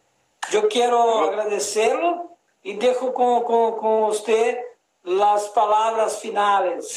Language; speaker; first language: Spanish; non-native, learner; Portuguese